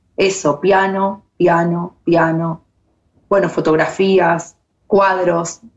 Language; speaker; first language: Spanish; native; Spanish